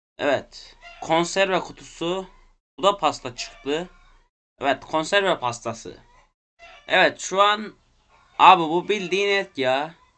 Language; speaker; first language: Turkish; native; Turkish